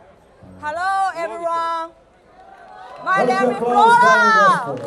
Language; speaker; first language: English; non-native, learner; Chinese